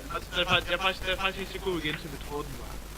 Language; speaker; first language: Danish; native; Danish